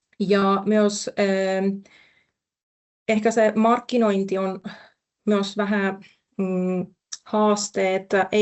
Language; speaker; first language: Finnish; non-native, fluent; Persian